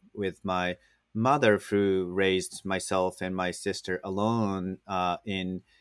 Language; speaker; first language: English; non-native, fluent; Japanese